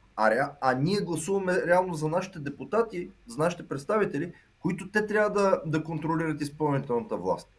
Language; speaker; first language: Bulgarian; native; Bulgarian